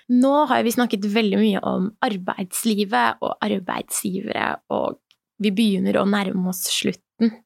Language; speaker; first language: Norwegian; early bilingual, other home language; Persian